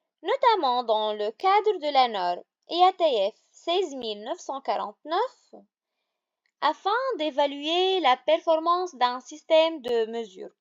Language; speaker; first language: French; non-native, local second language; Arabic